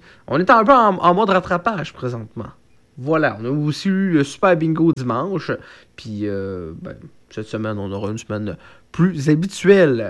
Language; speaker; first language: French; native; French